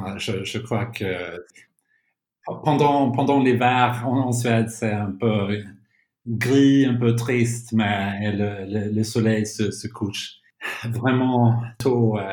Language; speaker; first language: French; non-native, fluent; Swedish